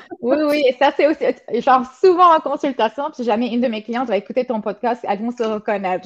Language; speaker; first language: French; non-native, local second language; Arabic